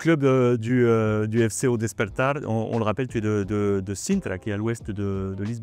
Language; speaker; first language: French; native; French